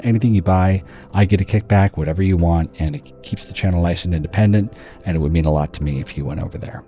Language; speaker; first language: English; native; English